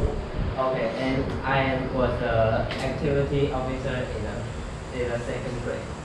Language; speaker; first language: English; non-native, learner; Chinese